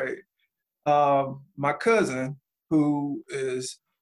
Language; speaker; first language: English; native; English